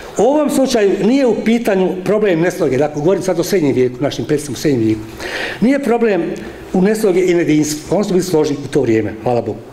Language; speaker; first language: Croatian; native; Croatian